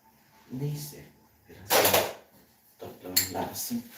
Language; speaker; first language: Turkish; non-native, learner; Filipino